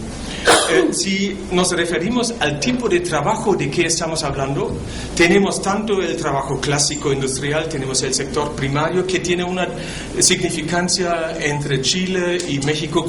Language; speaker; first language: Spanish; non-native, fluent; German